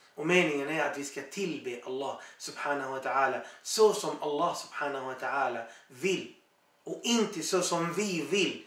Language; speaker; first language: Swedish; non-native, fluent; Arabic